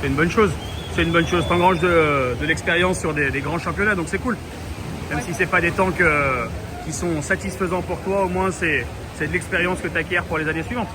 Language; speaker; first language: French; native; French